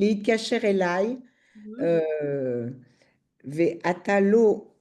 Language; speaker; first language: Hebrew; non-native, learner; French